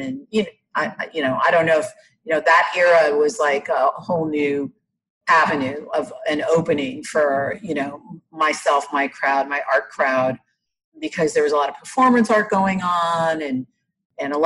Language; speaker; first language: English; native; English